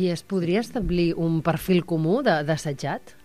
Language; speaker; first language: Catalan; native; Catalan